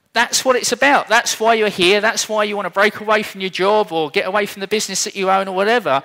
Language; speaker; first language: English; native; English